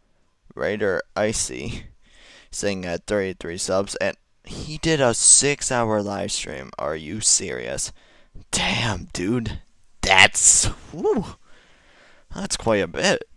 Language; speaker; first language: English; native; English